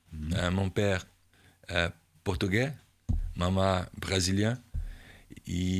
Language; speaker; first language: French; non-native, learner; Portuguese